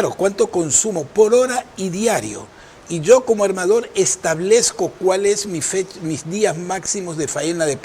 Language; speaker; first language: Spanish; native; Spanish